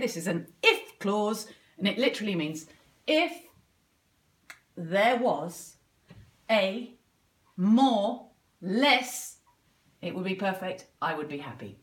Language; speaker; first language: English; native; English